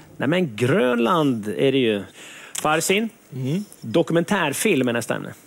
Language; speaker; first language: Swedish; native; Swedish